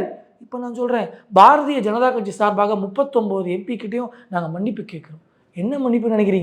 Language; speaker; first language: Tamil; native; Tamil